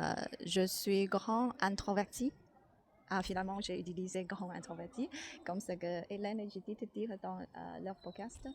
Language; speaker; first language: French; non-native, learner; Chinese